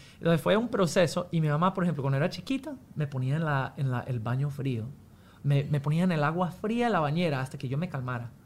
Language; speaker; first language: Spanish; non-native, fluent; English